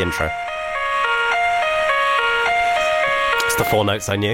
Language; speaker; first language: English; native; English